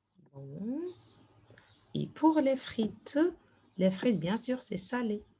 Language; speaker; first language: French; non-native, fluent; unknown